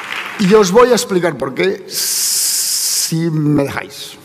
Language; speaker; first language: Spanish; native; Spanish